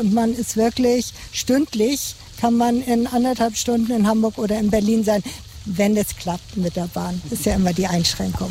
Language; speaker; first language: German; native; German